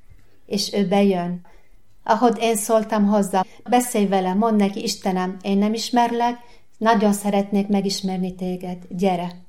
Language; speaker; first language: Hungarian; non-native, learner; Arabic